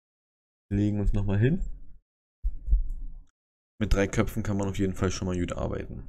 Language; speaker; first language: German; native; German